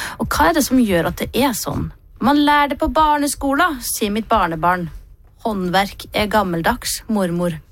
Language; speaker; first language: Norwegian; native; Norwegian